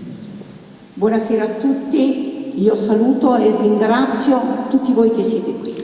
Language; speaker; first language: Italian; native; Italian